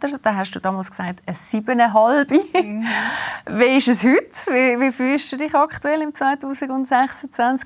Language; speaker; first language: German; native; German